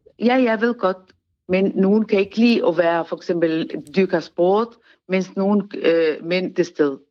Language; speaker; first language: Danish; non-native, fluent; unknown